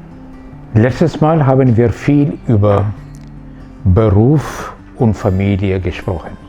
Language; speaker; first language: German; non-native, fluent; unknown